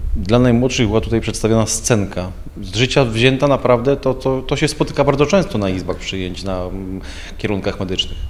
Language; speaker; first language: Polish; native; Polish